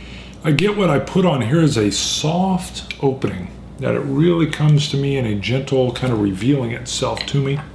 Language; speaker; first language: English; native; English